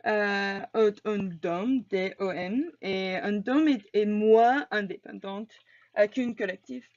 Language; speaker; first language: French; non-native, learner; English